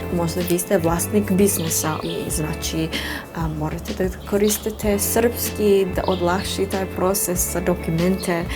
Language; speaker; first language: Serbian; non-native, learner; English